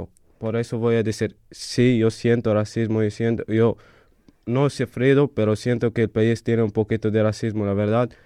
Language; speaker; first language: Spanish; non-native, fluent; Arabic